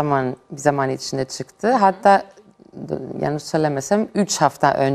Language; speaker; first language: Turkish; non-native, fluent; Greek